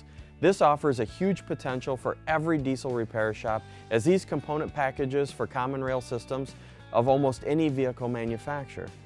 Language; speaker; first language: English; native; English